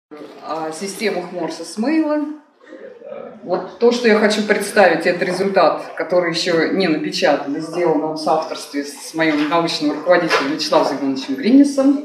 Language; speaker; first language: Russian; native; Russian